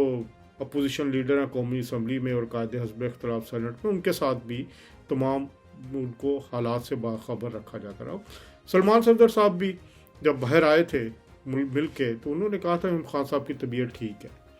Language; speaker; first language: Urdu; native; Urdu